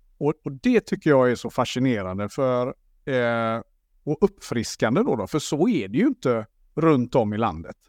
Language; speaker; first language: Swedish; native; Swedish